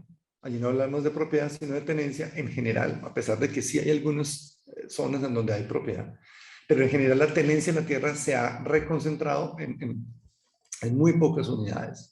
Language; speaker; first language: Spanish; native; Spanish